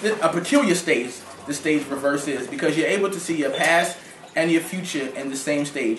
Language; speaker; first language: English; native; English